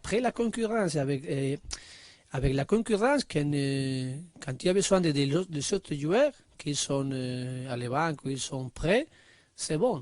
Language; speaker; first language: French; non-native, learner; Spanish